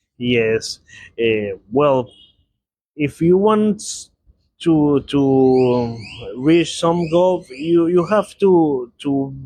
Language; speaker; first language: English; non-native, learner; Spanish